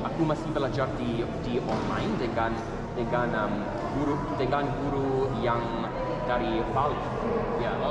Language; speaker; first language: Indonesian; non-native, learner; English